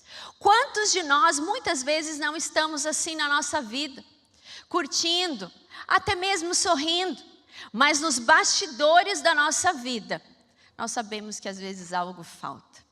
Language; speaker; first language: Portuguese; native; Portuguese